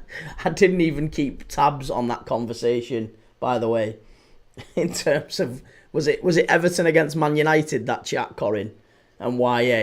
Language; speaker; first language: English; native; English